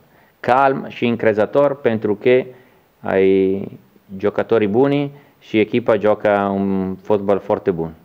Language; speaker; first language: Romanian; non-native, learner; Italian